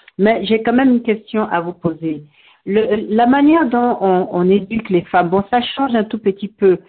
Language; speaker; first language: French; non-native, local second language; Bambara